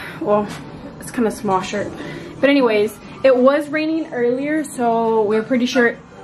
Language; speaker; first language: English; early bilingual, other home language; Spanish